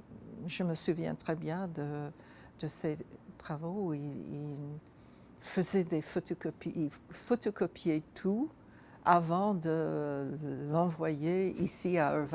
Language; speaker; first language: French; non-native, fluent; English